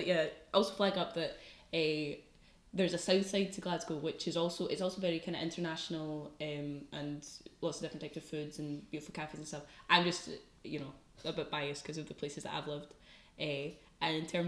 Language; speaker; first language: English; native; English